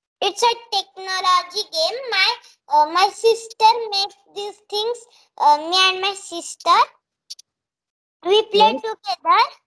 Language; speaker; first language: English; non-native, learner; Marathi